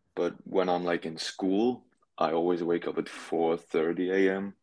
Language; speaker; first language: English; non-native, fluent; German